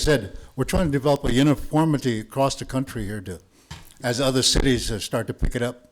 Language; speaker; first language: English; early bilingual, other home language; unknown